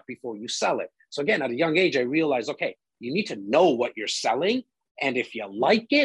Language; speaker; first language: English; native; English